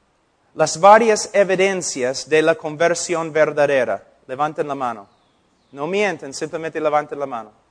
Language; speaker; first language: Spanish; non-native, fluent; English